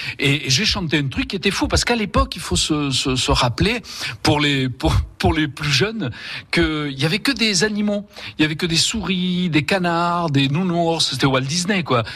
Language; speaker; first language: French; early bilingual, other home language; Spanish